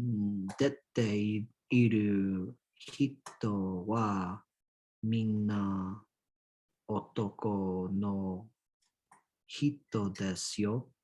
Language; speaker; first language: Japanese; non-native, learner; English